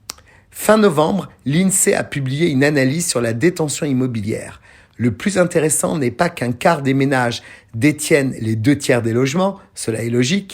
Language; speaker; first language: French; native; French